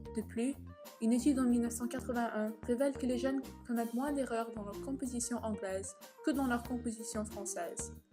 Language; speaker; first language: French; native; French